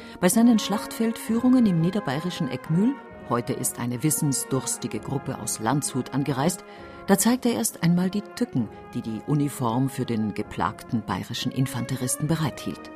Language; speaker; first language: German; native; German